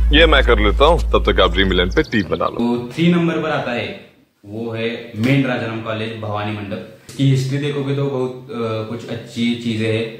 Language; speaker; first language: Hindi; non-native, local second language; Marathi